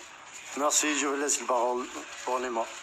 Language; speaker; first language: French; non-native, learner; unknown